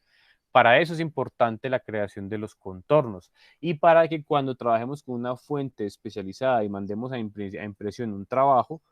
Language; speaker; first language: Spanish; native; Spanish